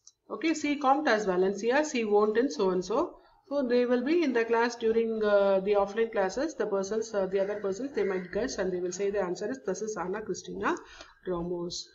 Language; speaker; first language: English; non-native, local second language; Tamil